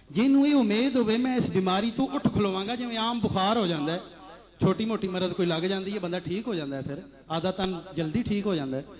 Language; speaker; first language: Urdu; non-native, local second language; Punjabi